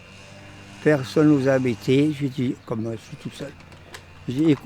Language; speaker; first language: French; native; French